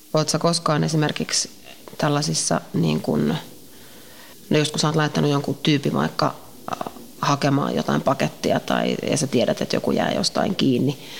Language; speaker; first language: Finnish; native; Finnish